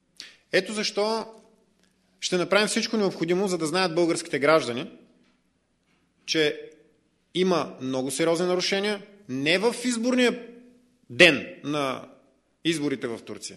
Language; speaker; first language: Bulgarian; native; Bulgarian